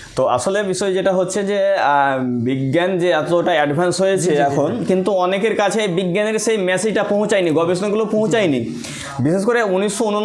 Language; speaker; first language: Bangla; native; Bangla